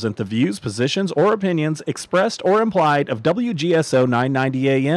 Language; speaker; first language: English; native; English